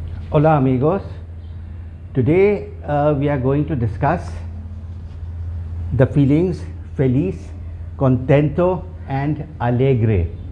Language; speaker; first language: English; non-native, local second language; Urdu